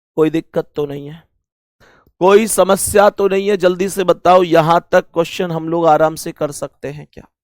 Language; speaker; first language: Hindi; native; Hindi